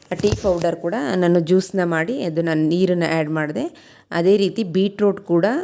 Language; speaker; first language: Kannada; native; Kannada